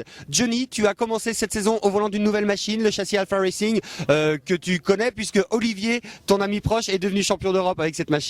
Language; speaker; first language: French; native; French